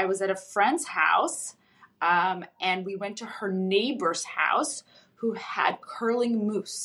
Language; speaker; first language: English; early bilingual, other home language; Russian